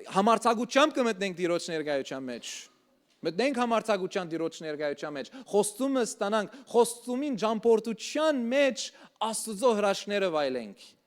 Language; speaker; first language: Armenian; early bilingual, heritage; Armenian